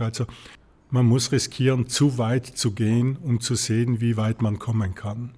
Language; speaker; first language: German; native; German